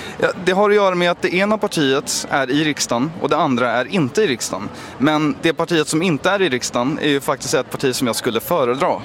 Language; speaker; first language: Swedish; native; Swedish